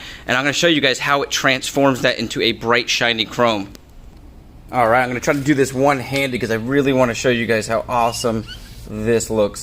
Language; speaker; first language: English; native; English